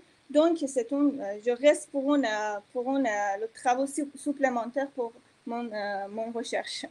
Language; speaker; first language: French; non-native, fluent; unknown